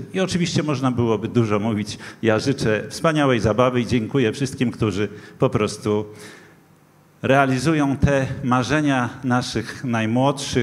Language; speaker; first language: Polish; native; Polish